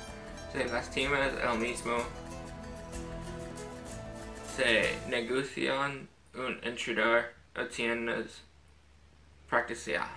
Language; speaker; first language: Spanish; non-native, learner; English